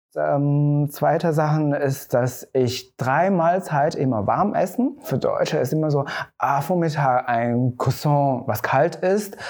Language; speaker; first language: German; non-native, fluent; Chinese